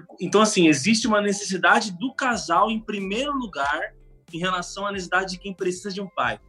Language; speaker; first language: Portuguese; native; Portuguese